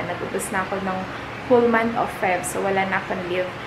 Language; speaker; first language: Filipino; native; Filipino